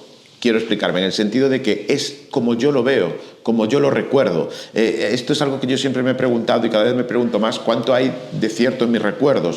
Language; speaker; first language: Spanish; native; Spanish